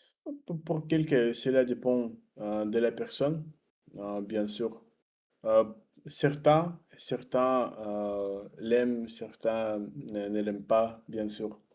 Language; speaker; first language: French; non-native, fluent; Russian